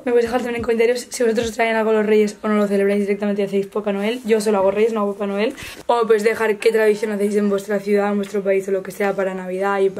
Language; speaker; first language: Spanish; native; Spanish